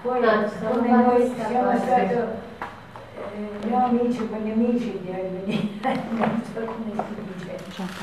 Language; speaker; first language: Italian; non-native, learner; Albanian